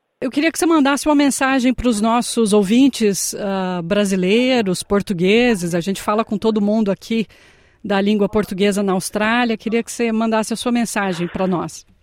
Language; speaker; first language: Portuguese; native; Portuguese